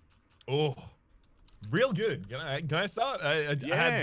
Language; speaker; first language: English; native; English